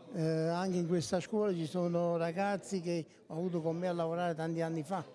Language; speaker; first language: Italian; native; Italian